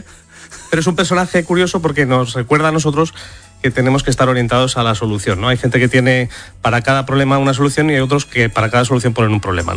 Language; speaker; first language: Spanish; native; Spanish